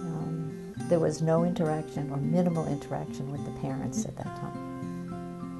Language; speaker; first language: English; native; English